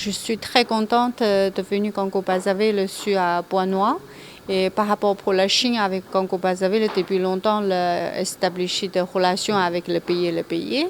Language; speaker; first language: French; non-native, learner; Chinese